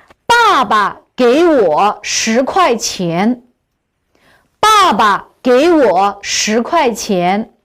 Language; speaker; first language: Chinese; non-native, local second language; Uyghur